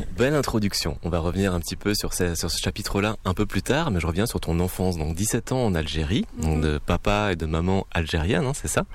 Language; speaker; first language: French; native; French